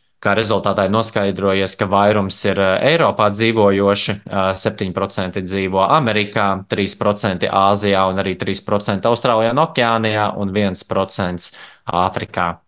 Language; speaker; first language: Latvian; native; Latvian